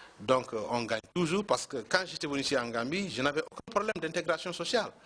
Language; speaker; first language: French; non-native, local second language; Wolof